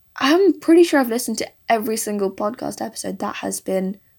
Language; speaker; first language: English; early bilingual, other home language; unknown